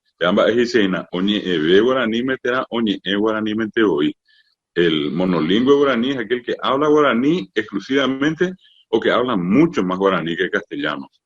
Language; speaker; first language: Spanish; non-native, local second language; Guarani